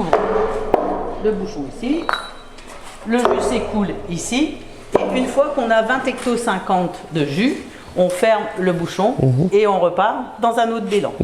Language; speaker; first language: French; native; French